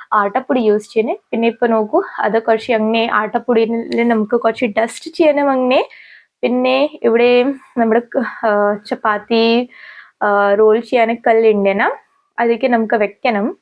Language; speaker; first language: Malayalam; non-native, local second language; Hindi